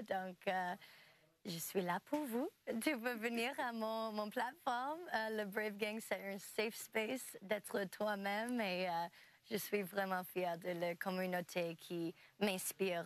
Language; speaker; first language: French; non-native, local second language; English